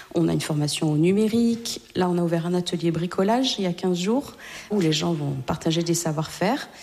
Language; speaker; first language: French; native; French